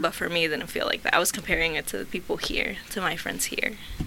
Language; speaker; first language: English; early bilingual, other home language; Spanish